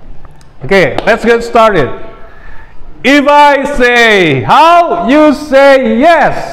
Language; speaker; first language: English; non-native, fluent; Indonesian